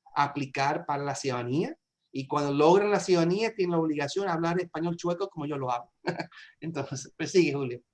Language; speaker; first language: Spanish; early bilingual, other home language; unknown